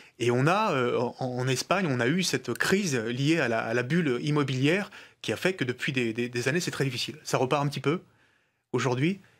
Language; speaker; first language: French; native; French